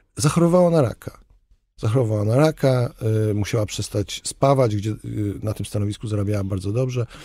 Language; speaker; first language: Polish; native; Polish